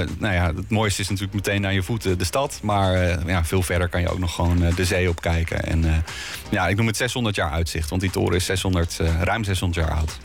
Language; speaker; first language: Dutch; native; Dutch